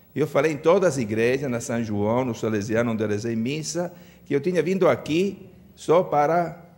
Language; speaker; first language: Portuguese; non-native, fluent; Italian